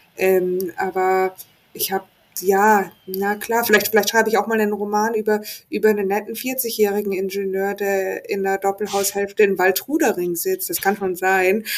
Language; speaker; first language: German; native; German